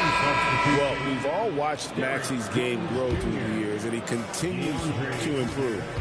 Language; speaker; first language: English; native; English